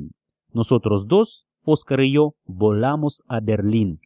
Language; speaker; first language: Spanish; non-native, fluent; Russian